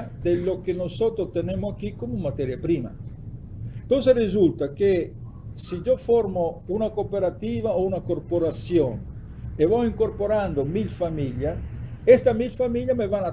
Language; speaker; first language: Spanish; non-native, fluent; Italian